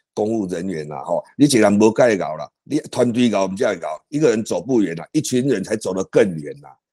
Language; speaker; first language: Chinese; native; Chinese